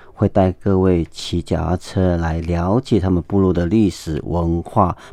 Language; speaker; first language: Chinese; non-native, local second language; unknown